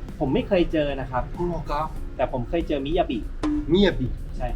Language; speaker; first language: Thai; native; Thai